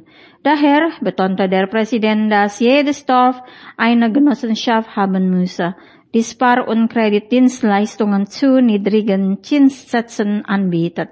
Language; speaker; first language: German; non-native, fluent; Indonesian